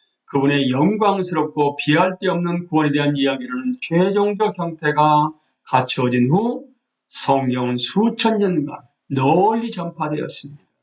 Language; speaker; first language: Korean; native; Korean